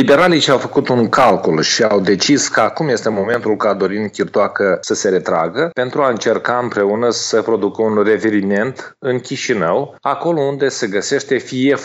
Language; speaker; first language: Romanian; native; Romanian